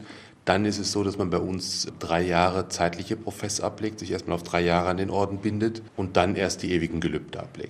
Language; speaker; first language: German; native; German